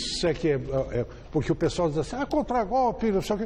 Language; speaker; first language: Portuguese; native; Portuguese